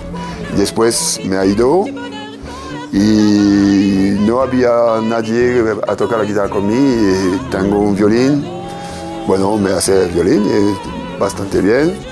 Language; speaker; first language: Spanish; non-native, learner; French